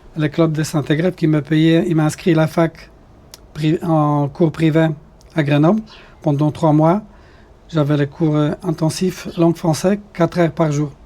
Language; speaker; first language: French; non-native, fluent; Polish